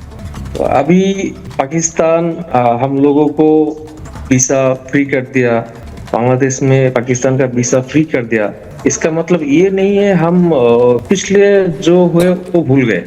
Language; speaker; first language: Hindi; non-native, fluent; Bangla